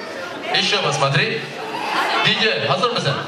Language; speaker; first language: Russian; non-native, learner; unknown